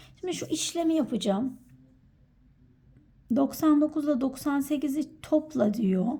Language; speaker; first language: Turkish; native; Turkish